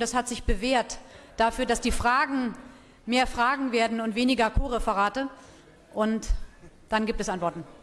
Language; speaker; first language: German; native; German